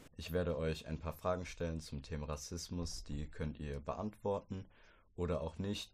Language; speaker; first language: German; native; German